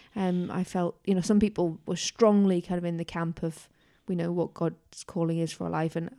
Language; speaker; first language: English; native; English